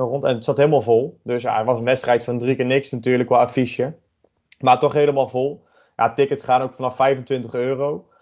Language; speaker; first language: Dutch; native; Dutch